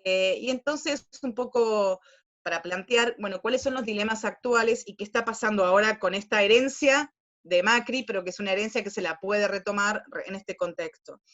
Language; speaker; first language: Spanish; native; Spanish